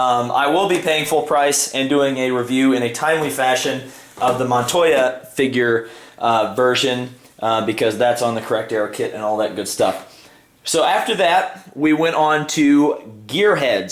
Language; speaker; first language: English; native; English